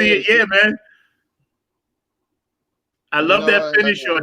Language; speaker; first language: English; native; English